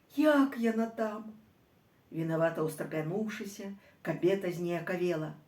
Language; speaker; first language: Belarusian; native; Belarusian